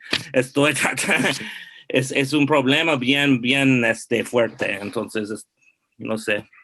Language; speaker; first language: Spanish; non-native, fluent; English